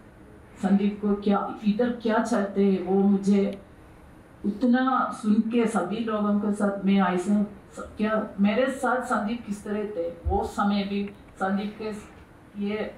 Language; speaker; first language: Hindi; non-native, local second language; Malayalam